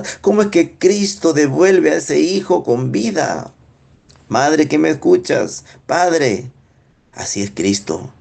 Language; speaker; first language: Spanish; native; Spanish